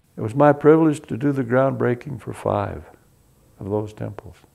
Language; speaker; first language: English; early bilingual, other home language; Spanish